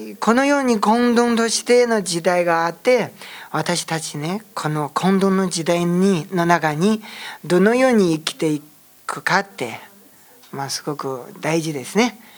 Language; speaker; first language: Japanese; non-native, fluent; Chinese